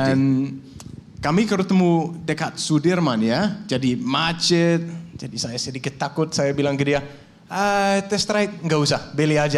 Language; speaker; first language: Indonesian; non-native, learner; Danish